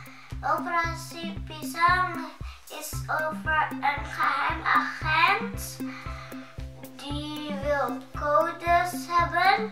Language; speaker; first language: Dutch; early bilingual, other home language; Indonesian